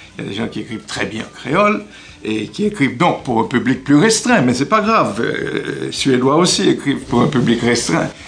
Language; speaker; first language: French; non-native, local second language; Haitian Creole